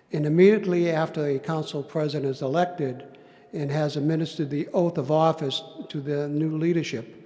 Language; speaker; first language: English; native; English